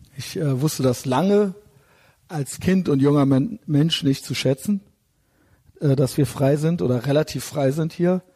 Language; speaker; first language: German; native; German